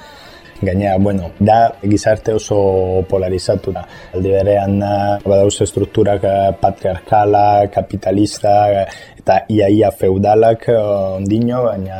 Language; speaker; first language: Basque; non-native, fluent; Italian